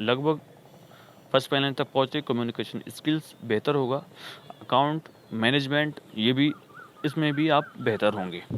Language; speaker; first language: Hindi; native; Hindi